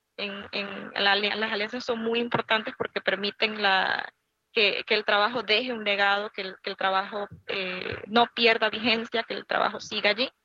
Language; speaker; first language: Spanish; native; Spanish